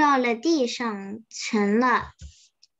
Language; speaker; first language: Chinese; early bilingual, heritage; Chinese